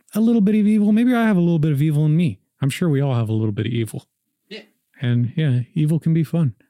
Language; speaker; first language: English; native; English